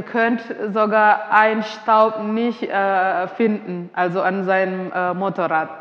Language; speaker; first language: German; non-native, fluent; Indonesian